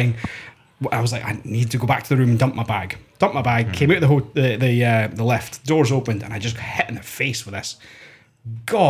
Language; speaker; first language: English; native; English